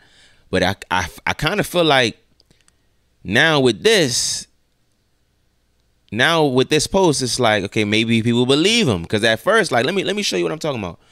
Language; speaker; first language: English; native; English